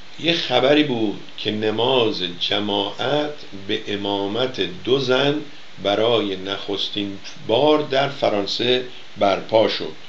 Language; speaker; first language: Persian; native; Persian